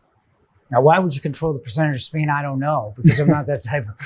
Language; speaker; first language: English; native; English